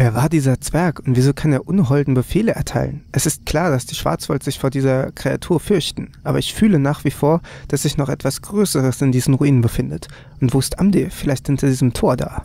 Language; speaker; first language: German; native; German